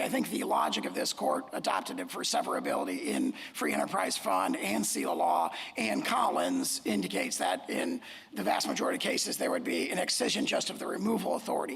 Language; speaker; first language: English; native; English